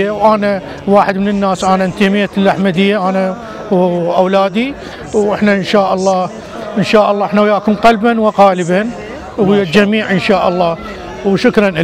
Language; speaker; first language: Arabic; native; Arabic